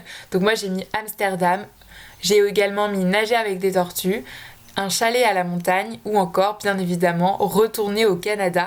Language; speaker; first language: French; native; French